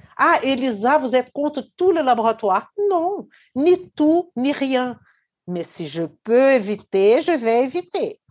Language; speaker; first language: French; non-native, fluent; Portuguese